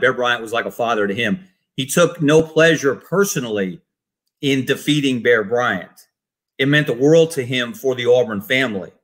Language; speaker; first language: English; native; English